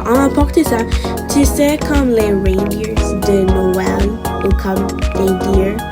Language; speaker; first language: French; non-native, learner; English